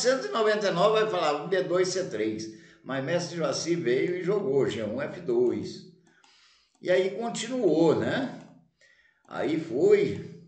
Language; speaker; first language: Portuguese; native; Portuguese